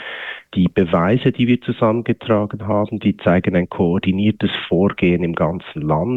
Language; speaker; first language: German; native; German